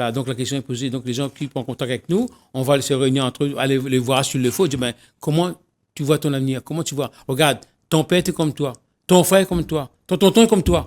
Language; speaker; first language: French; non-native, local second language; Réunion Creole French